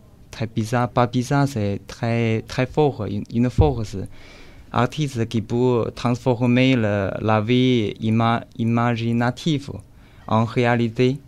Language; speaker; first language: French; non-native, learner; Chinese